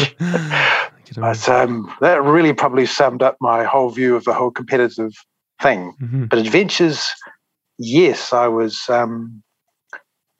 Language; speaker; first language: English; native; English